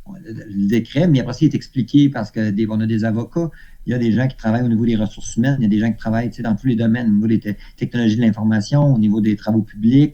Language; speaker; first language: French; native; French